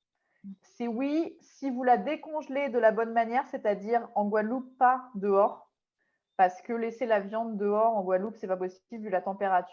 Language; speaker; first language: French; native; French